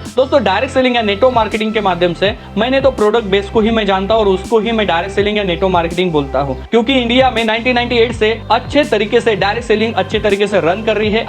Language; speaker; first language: Hindi; non-native, local second language; Marathi